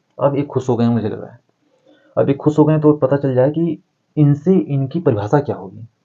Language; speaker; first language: Hindi; native; Hindi